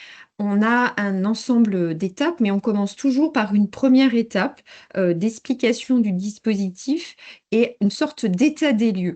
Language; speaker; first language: French; native; French